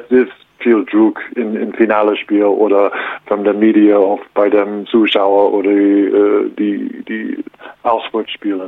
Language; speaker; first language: German; non-native, learner; English